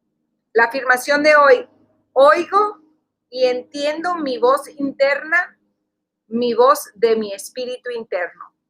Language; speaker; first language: Spanish; early bilingual, heritage; Spanish